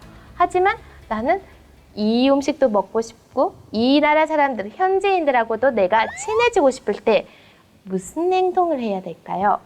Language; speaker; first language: Korean; non-native, fluent; Mongolian